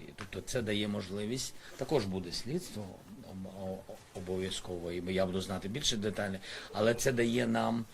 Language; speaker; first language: Ukrainian; non-native, local second language; Russian